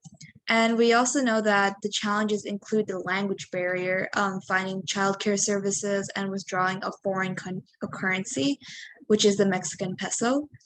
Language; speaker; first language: English; native; English